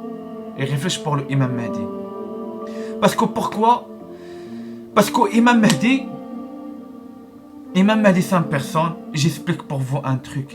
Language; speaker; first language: French; non-native, learner; Arabic